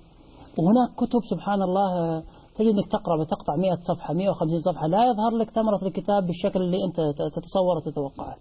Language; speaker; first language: Arabic; native; Arabic